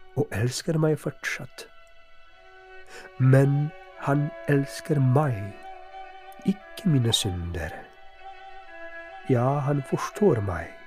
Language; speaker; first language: Norwegian; non-native, fluent; Polish